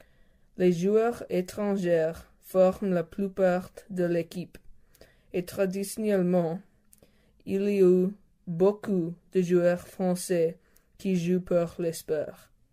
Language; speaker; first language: French; non-native, learner; English